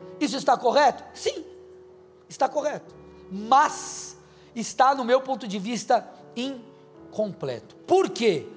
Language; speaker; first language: Portuguese; native; Portuguese